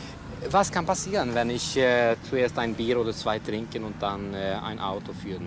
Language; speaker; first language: German; non-native, learner; Swedish